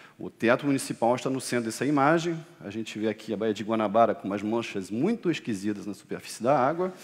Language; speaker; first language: Portuguese; non-native, fluent; French